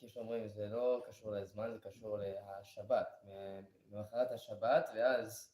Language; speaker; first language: Hebrew; non-native, learner; English